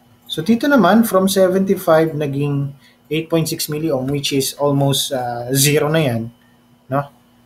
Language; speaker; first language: English; non-native, local second language; Filipino